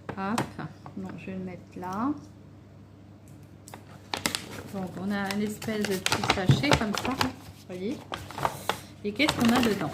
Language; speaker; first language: French; native; French